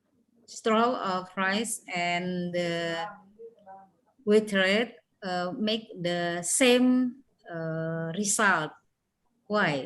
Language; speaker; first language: English; non-native, learner; Indonesian